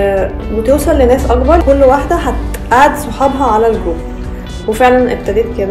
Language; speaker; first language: Arabic; native; Arabic